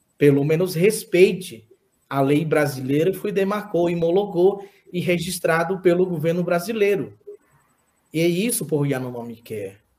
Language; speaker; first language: Portuguese; non-native, local second language; Yanomámi